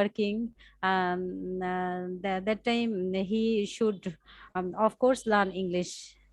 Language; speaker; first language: English; non-native, learner; Bangla